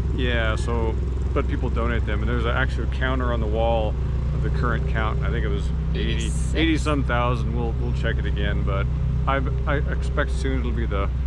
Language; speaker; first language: English; native; English